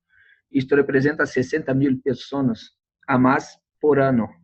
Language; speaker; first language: Spanish; non-native, learner; Portuguese